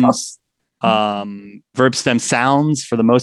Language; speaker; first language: English; native; English